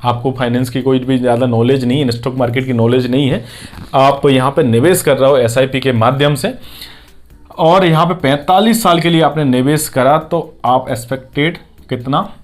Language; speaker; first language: Hindi; native; Hindi